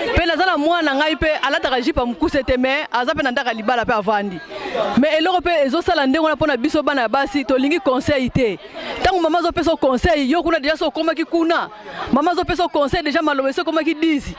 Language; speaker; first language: Lingala; native; Lingala